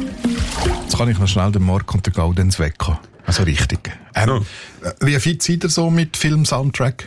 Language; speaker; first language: German; native; German